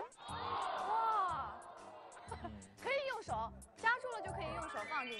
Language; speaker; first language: Chinese; native; Chinese